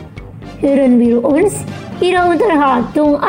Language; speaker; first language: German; non-native, learner; Indonesian